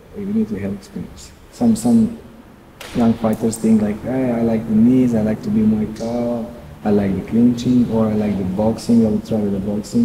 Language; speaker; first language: English; non-native, learner; Serbian